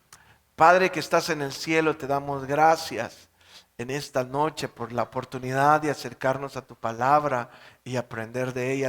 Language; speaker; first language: Spanish; native; Spanish